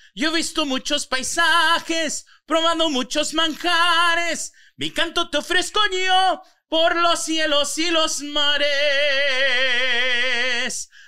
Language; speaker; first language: Spanish; early bilingual, heritage; Spanish